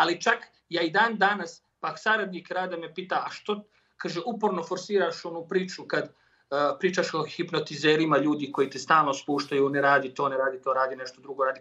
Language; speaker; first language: Serbian; native; Serbian